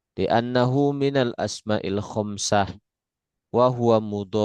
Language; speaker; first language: Arabic; non-native, fluent; Indonesian